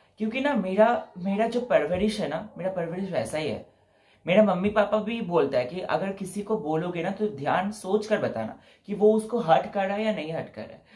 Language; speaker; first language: Hindi; non-native, local second language; Bangla